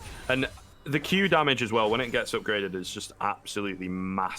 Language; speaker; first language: English; native; English